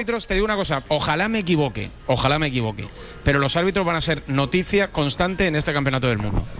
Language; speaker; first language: Spanish; native; Spanish